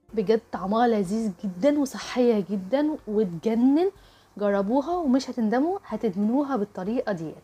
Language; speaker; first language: Arabic; native; Arabic